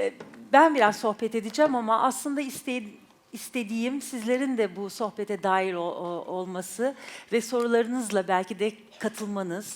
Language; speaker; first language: Turkish; native; Turkish